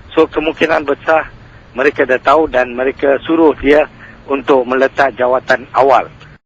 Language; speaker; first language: Malay; non-native, local second language; Tamil